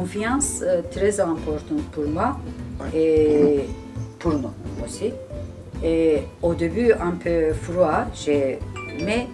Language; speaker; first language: French; non-native, learner; Turkish